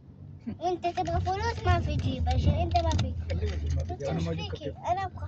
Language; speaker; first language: Arabic; non-native, learner; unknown